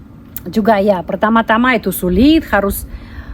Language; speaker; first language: Indonesian; non-native, fluent; Russian